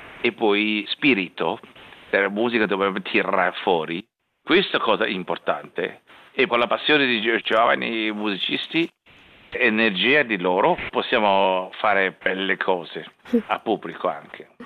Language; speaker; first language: Italian; non-native, learner; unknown